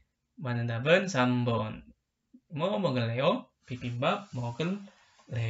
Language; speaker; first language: Korean; non-native, learner; Indonesian